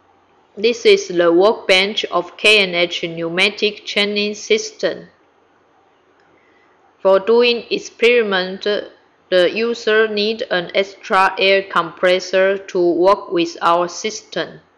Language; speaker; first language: English; non-native, fluent; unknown